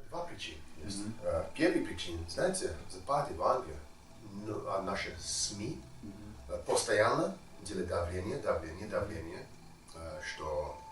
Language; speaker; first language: Russian; non-native, learner; English